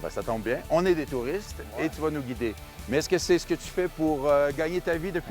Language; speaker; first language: French; native; French